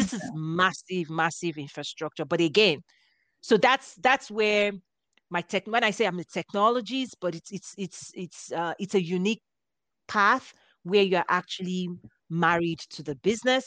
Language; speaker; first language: English; non-native, local second language; Yoruba